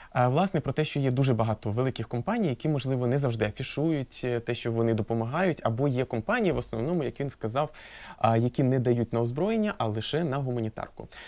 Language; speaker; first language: Ukrainian; native; Ukrainian